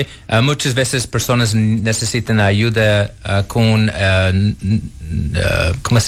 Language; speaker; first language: Spanish; non-native, learner; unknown